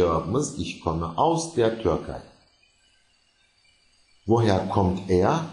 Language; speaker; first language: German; non-native, fluent; Turkish